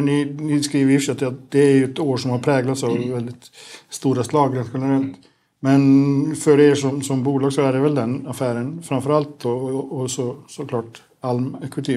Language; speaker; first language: Swedish; native; Swedish